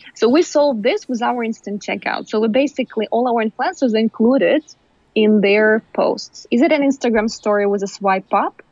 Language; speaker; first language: English; non-native, fluent; Ukrainian